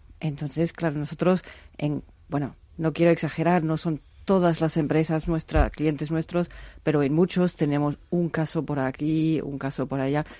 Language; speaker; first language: Spanish; non-native, fluent; German